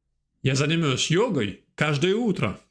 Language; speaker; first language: Russian; non-native, fluent; French